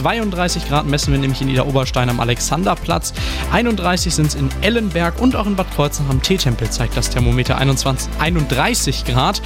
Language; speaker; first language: German; native; German